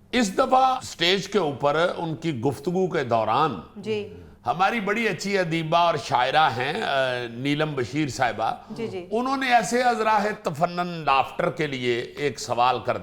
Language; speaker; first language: Urdu; native; Urdu